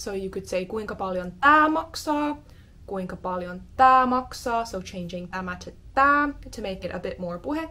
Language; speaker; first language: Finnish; non-native, fluent; English